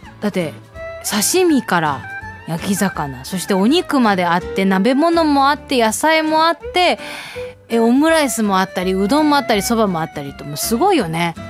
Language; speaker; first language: Japanese; early bilingual, heritage; Japanese